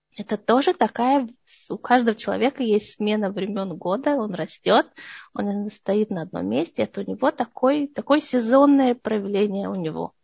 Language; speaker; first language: Russian; early bilingual, heritage; Russian